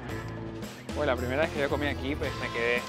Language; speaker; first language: Spanish; native; Spanish